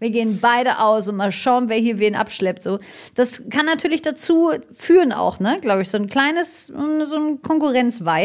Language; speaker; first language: German; native; German